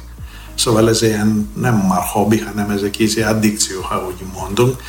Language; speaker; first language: Hungarian; non-native, fluent; Greek